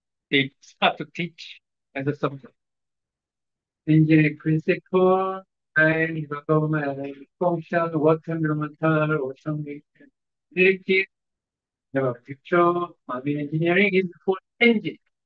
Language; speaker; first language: English; non-native, fluent; Korean